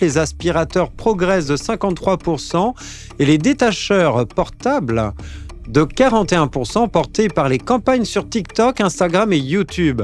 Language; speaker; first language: French; native; French